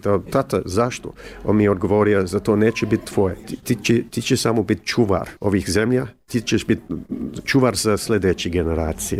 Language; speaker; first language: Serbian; early bilingual, heritage; English